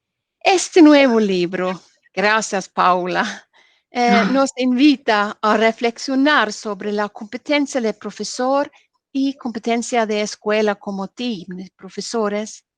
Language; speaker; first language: Spanish; non-native, learner; Norwegian